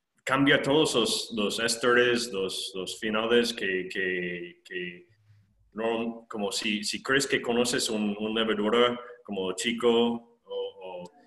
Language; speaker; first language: Spanish; non-native, fluent; English